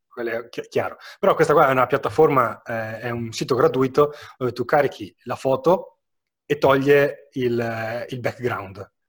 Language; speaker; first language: Italian; native; Italian